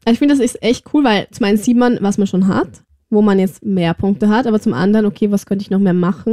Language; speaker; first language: German; native; German